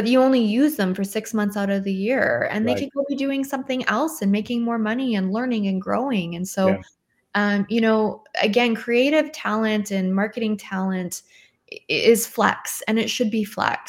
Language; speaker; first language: English; native; English